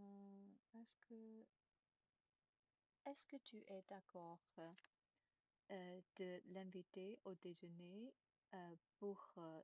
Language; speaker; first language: French; non-native, learner; Chinese